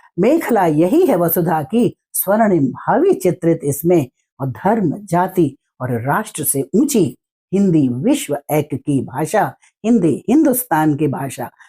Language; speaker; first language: Hindi; native; Hindi